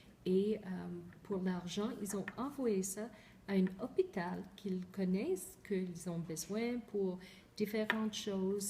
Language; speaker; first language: French; non-native, fluent; English